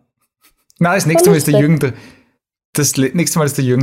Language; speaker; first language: German; native; German